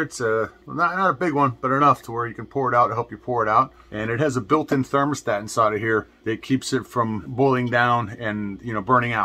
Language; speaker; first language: English; native; English